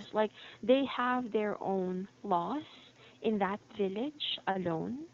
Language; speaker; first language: English; non-native, fluent; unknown